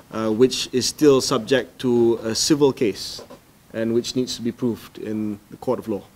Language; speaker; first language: English; non-native, local second language; Malay